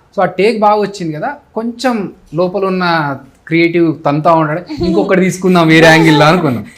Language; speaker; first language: Telugu; native; Telugu